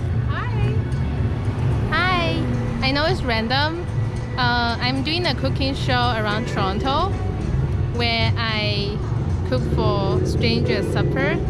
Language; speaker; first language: English; non-native, fluent; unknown